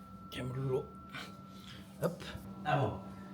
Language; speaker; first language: French; non-native, fluent; Portuguese